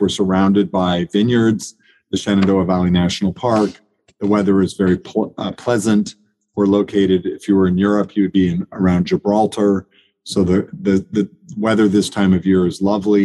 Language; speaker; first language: English; native; English